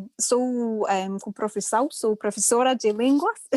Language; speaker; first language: Portuguese; non-native, fluent; English